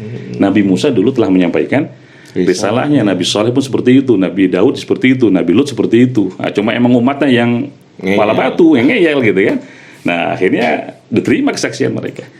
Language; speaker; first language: Indonesian; native; Indonesian